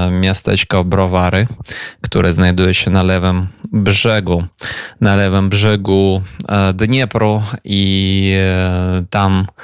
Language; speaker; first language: Polish; non-native, fluent; Ukrainian